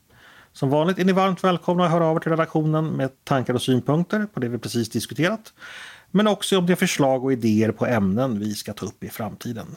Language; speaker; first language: Swedish; native; Swedish